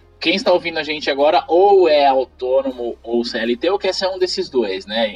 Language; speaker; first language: Portuguese; native; Portuguese